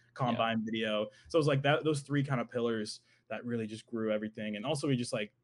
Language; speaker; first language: English; native; English